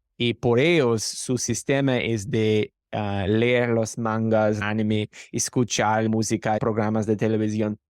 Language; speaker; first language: Spanish; non-native, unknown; English